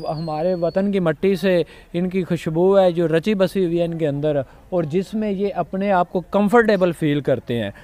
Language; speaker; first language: Urdu; non-native, local second language; Punjabi